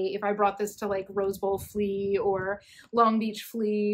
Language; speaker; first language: English; native; English